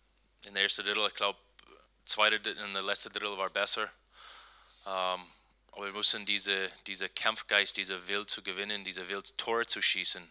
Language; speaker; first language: German; non-native, learner; English